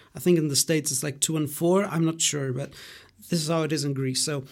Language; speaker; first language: English; non-native, fluent; Greek